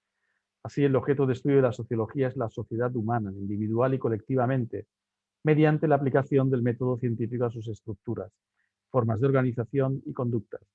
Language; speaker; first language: Spanish; native; Spanish